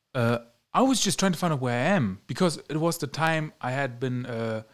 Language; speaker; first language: English; non-native, fluent; German